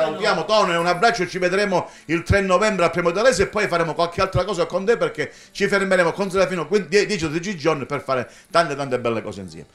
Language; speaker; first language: Italian; native; Italian